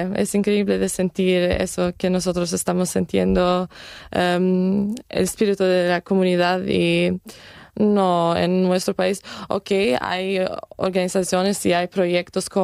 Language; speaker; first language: Spanish; non-native, fluent; German